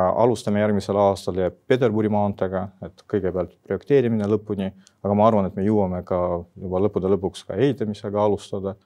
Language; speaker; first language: Estonian; non-native, local second language; Russian